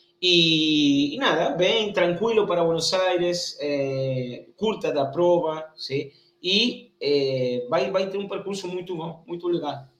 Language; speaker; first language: Portuguese; non-native, learner; Spanish